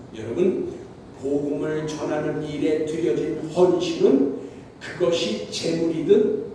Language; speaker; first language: Korean; native; Korean